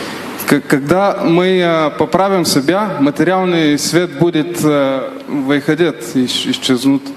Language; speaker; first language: Russian; non-native, learner; Bulgarian